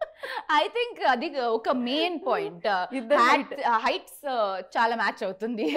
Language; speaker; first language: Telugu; non-native, learner; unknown